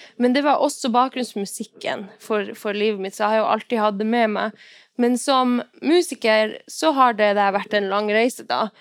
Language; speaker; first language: Norwegian; non-native, local second language; Northern Sami